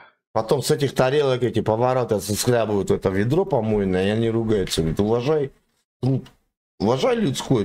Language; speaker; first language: Russian; native; Russian